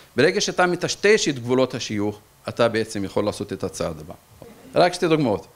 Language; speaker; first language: Hebrew; native; Hebrew